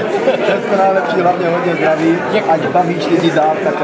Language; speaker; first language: Czech; native; Czech